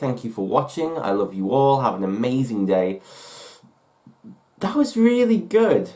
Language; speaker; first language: English; native; English